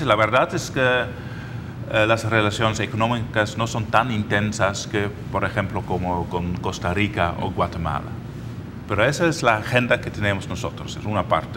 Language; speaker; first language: Spanish; non-native, fluent; Dutch